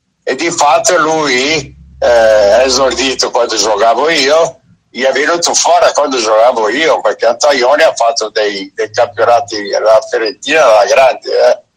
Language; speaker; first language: Italian; non-native, fluent; Portuguese